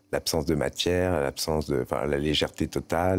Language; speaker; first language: French; native; French